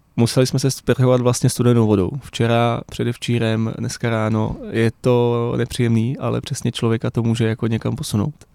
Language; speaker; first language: Czech; native; Czech